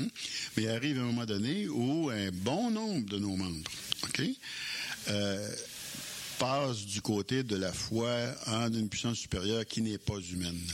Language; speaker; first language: French; native; French